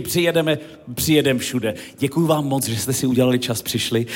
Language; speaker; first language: Czech; native; Czech